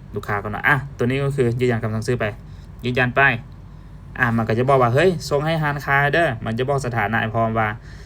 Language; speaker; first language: Lao; native; Lao